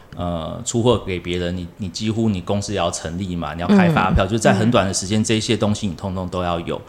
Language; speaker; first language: Chinese; native; Chinese